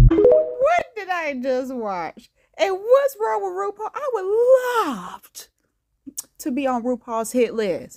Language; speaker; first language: English; native; English